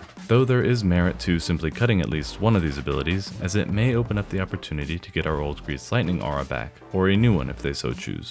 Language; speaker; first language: English; native; English